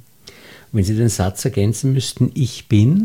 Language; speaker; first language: German; native; German